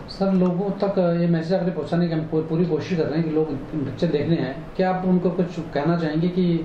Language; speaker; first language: Hindi; native; Hindi